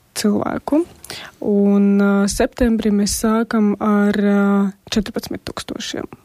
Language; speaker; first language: Latvian; non-native, local second language; Russian